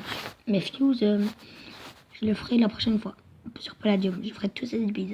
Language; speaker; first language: French; native; French